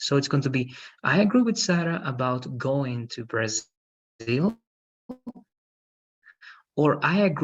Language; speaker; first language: English; non-native, fluent; Spanish